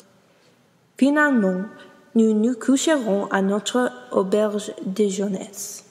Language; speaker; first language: French; non-native, learner; English